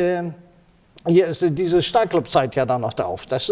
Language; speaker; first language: German; native; German